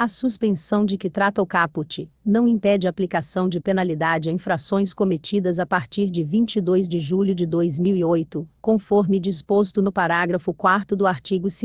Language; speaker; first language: Portuguese; native; Portuguese